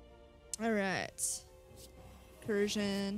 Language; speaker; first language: English; native; English